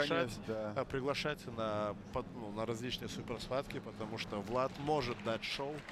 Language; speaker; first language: Russian; native; Russian